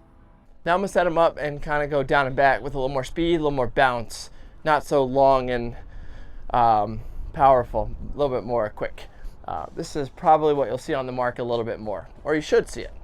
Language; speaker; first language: English; native; English